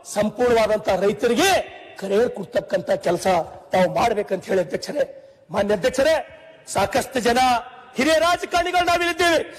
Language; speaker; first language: Kannada; native; Kannada